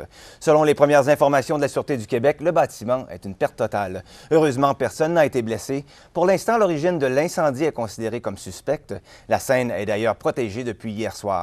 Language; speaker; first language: French; native; French